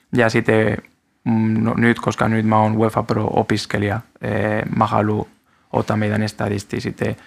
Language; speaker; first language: Finnish; non-native, fluent; Spanish